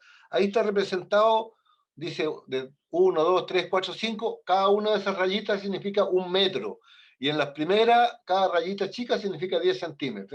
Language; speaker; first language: Spanish; native; Spanish